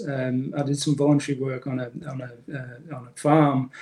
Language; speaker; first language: English; native; English